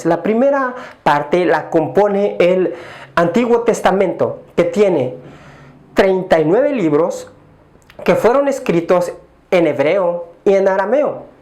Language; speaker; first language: Spanish; native; Spanish